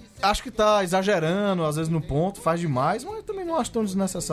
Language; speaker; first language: Portuguese; native; Portuguese